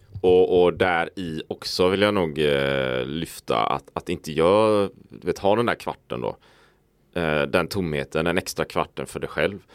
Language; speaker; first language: Swedish; native; Swedish